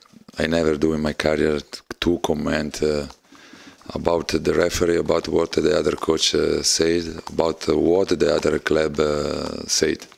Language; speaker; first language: English; non-native, learner; Italian